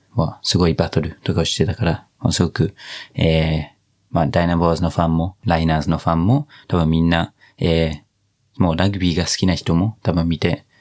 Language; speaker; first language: Japanese; non-native, fluent; English